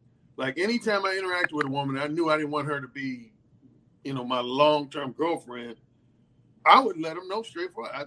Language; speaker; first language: English; native; English